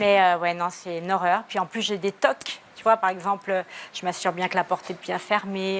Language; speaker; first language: French; native; French